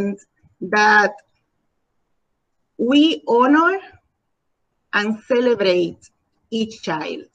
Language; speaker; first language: English; non-native, learner; Spanish